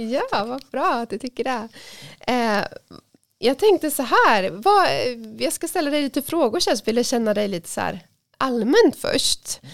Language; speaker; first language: Swedish; native; Swedish